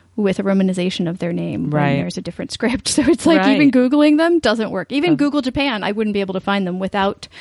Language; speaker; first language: English; native; English